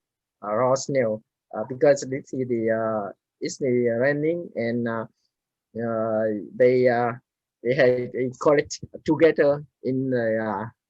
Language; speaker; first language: English; non-native, learner; Vietnamese